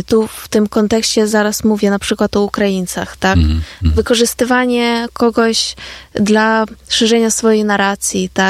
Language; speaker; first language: Polish; non-native, fluent; Ukrainian